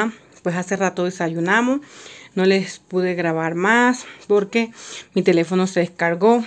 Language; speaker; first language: Spanish; native; Spanish